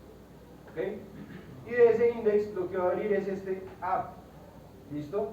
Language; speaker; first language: Spanish; native; Spanish